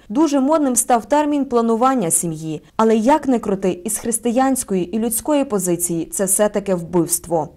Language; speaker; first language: Ukrainian; native; Ukrainian